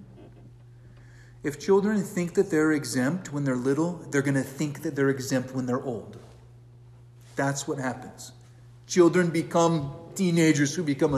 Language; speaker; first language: English; native; English